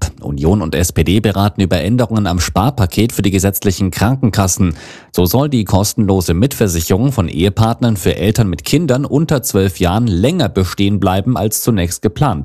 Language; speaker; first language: German; native; German